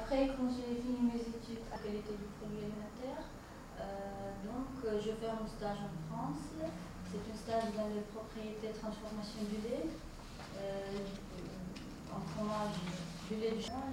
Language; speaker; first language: French; non-native, learner; Russian